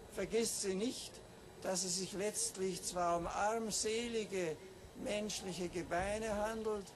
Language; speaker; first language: German; native; German